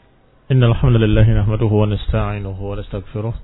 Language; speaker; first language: Arabic; non-native, fluent; Indonesian